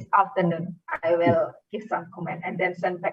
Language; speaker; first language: English; non-native, fluent; Indonesian